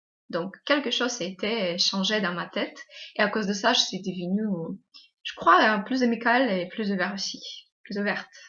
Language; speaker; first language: French; non-native, fluent; Russian